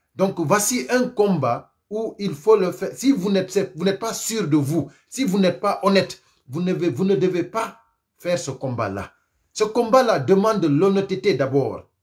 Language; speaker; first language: French; non-native, local second language; Fula